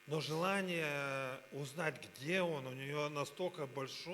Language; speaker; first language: Russian; native; Russian